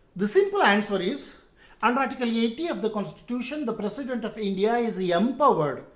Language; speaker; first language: English; non-native, local second language; Kannada